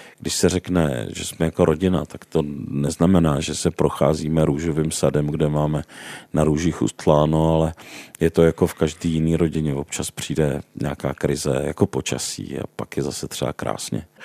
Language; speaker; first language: Czech; native; Czech